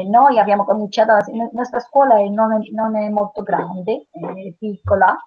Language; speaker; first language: Italian; non-native, learner; Spanish